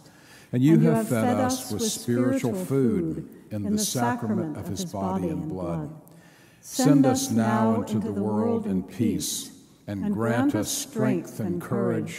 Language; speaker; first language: English; native; English